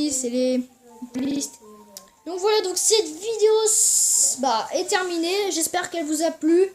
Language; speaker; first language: French; native; French